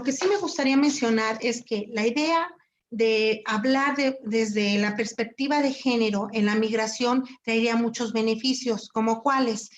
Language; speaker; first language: Spanish; native; Spanish